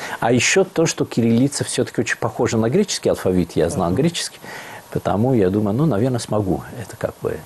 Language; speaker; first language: Russian; non-native, fluent; Italian